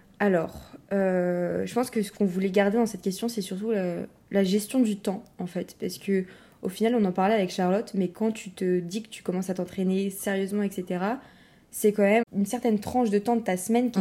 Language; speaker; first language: French; native; French